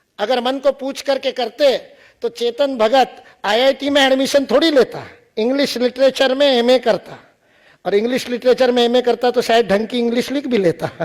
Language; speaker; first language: Hindi; non-native, local second language; Marathi